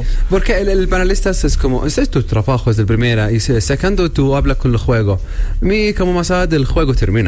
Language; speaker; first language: Spanish; non-native, learner; Arabic